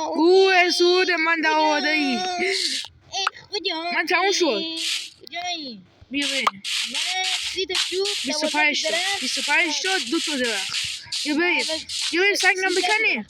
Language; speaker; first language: Persian; native; Persian